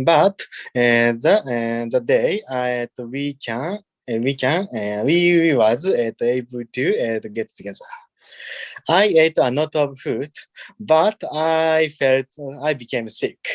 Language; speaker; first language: English; non-native, learner; Japanese